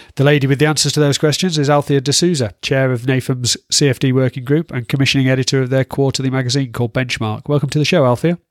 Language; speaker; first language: English; native; English